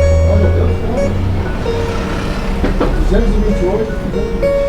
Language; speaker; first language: Portuguese; native; Portuguese